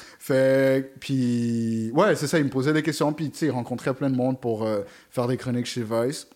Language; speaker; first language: French; native; French